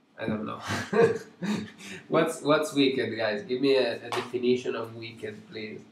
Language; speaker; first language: English; non-native, fluent; Italian